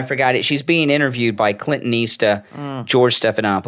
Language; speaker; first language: English; native; English